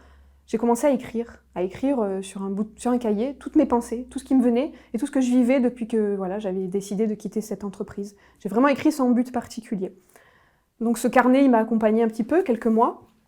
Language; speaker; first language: French; native; French